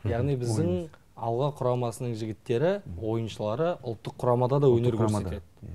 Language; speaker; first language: Kazakh; native; Kazakh